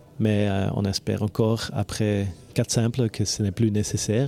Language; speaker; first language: French; non-native, local second language; Dutch